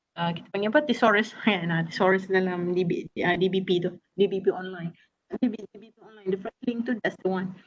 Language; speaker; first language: Malay; native; Malay